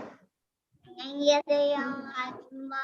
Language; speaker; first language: Korean; non-native, learner; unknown